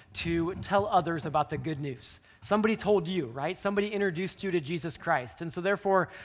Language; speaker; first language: English; native; English